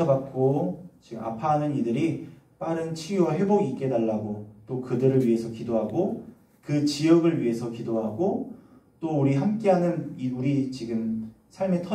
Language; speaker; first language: Korean; native; Korean